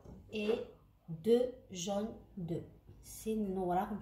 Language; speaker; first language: French; non-native, local second language; Arabic